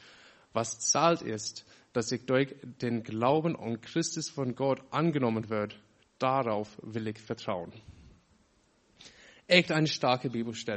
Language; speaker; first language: German; non-native, fluent; English